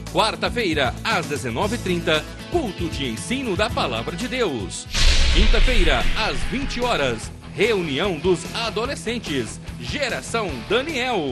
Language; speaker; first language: Portuguese; native; Portuguese